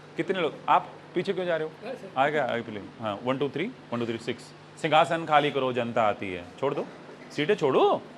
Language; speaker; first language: Hindi; native; Hindi